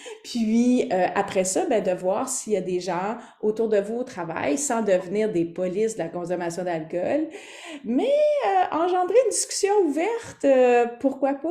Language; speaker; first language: French; native; French